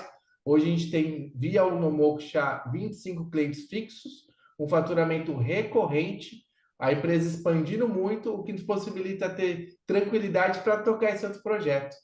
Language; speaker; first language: Portuguese; native; Portuguese